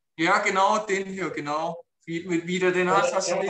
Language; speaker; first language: German; native; German